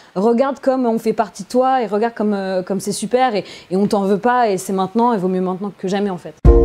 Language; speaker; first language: French; native; French